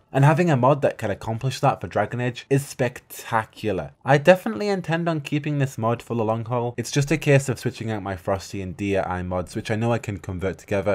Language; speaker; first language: English; native; English